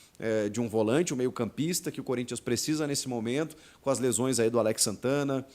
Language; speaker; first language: Portuguese; native; Portuguese